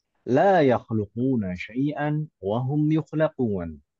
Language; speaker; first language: Arabic; non-native, fluent; Indonesian